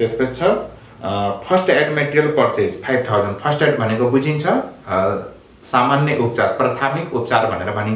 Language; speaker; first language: Nepali; native; Nepali